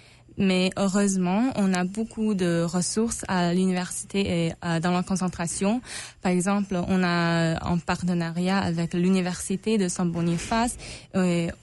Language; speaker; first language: French; non-native, local second language; English